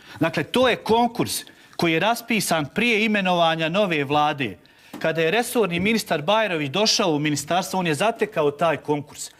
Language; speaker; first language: Bosnian; native; Bosnian